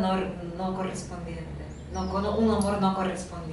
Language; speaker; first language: Spanish; non-native, fluent; Russian